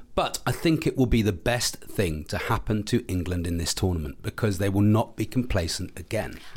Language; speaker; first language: English; native; English